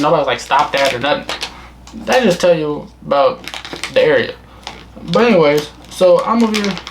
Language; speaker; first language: English; native; English